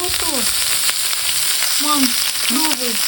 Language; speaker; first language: Korean; non-native, fluent; Ukrainian